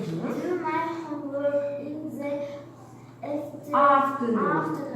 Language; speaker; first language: English; non-native, learner; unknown